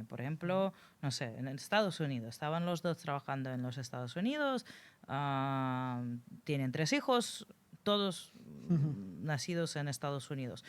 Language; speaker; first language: Spanish; non-native, fluent; Russian